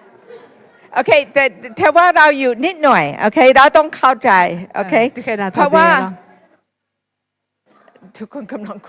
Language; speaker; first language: Thai; non-native, fluent; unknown